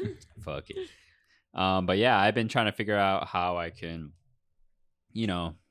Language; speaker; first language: English; early bilingual, other home language; Korean